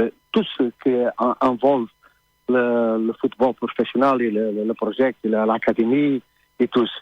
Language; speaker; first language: French; non-native, learner; Portuguese